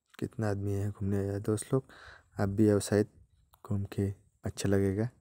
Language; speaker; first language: Hindi; non-native, local second language; Bangla